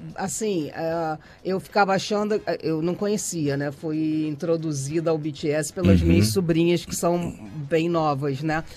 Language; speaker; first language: Portuguese; native; Portuguese